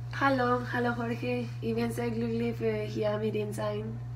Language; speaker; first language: German; non-native, learner; Spanish